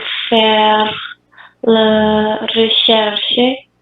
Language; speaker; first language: French; non-native, learner; Indonesian